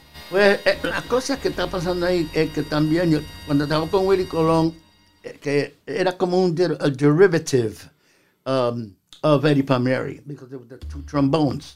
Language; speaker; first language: Spanish; early bilingual, heritage; Spanish